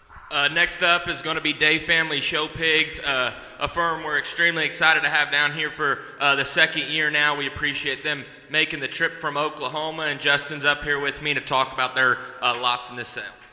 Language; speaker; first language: English; native; English